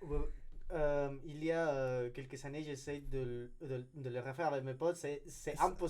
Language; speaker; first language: French; non-native, learner; Spanish